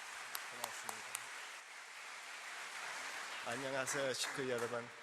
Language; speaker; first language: Korean; early bilingual, heritage; English